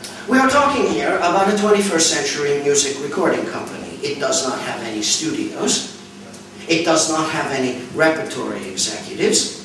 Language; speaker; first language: English; native; English